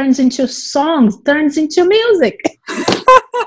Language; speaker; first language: English; non-native, fluent; Portuguese